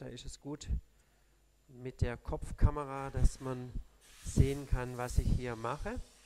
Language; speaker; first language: German; native; German